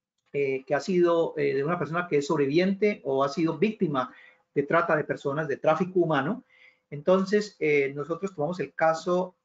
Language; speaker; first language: Spanish; native; Spanish